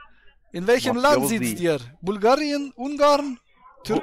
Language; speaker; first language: German; native; German